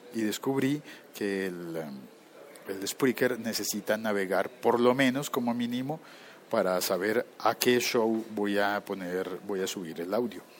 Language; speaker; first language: Spanish; native; Spanish